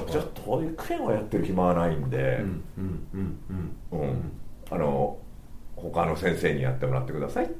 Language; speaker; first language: Japanese; native; Japanese